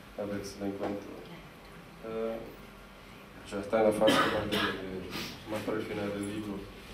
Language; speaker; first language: Spanish; non-native, fluent; Portuguese